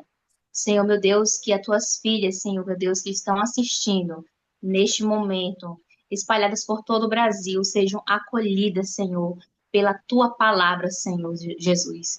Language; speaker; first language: Portuguese; native; Portuguese